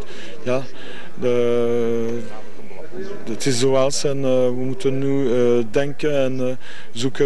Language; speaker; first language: Dutch; non-native, learner; French